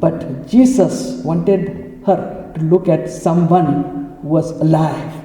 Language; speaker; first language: English; non-native, local second language; Gujarati